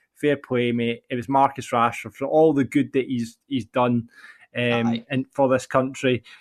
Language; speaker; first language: English; native; English